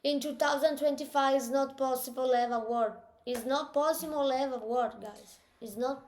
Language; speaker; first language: English; non-native, learner; Italian